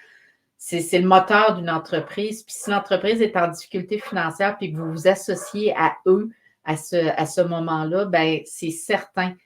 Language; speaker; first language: French; native; French